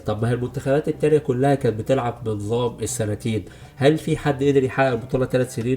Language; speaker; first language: Arabic; native; Arabic